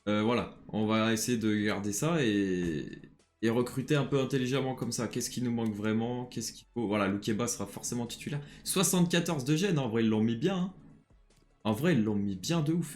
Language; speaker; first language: French; native; French